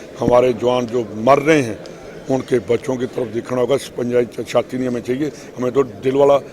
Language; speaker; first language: Urdu; non-native, local second language; Punjabi